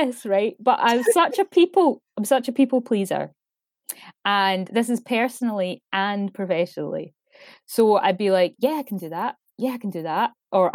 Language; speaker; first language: English; native; English